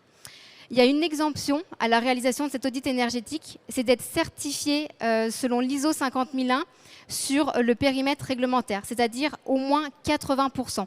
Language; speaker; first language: French; native; French